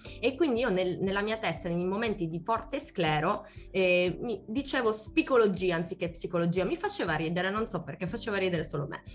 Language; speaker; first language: Italian; native; Italian